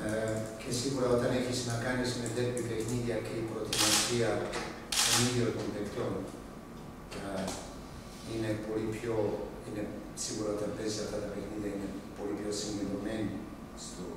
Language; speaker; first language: Greek; non-native, fluent; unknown